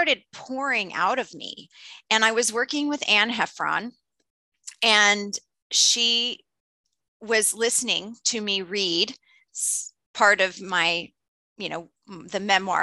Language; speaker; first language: English; native; English